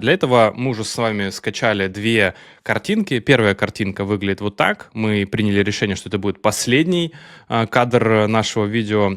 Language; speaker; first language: Russian; native; Russian